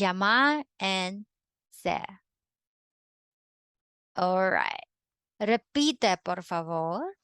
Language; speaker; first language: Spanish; non-native, fluent; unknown